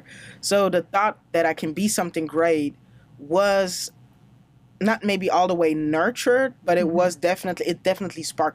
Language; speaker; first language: English; non-native, fluent; German